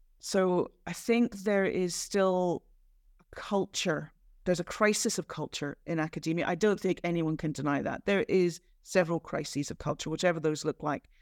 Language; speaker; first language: English; native; English